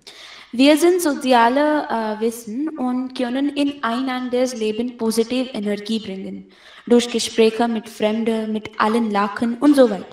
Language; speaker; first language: German; non-native, fluent; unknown